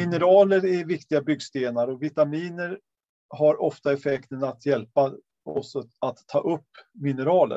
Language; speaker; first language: Swedish; native; Swedish